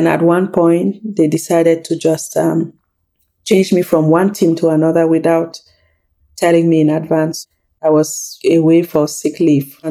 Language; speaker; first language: English; non-native, local second language; French